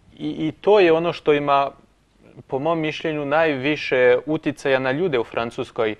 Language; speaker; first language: Croatian; non-native, fluent; French